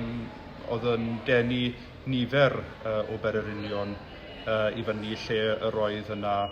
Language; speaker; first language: Welsh; native; Welsh